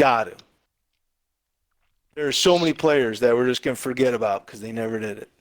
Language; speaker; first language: English; native; English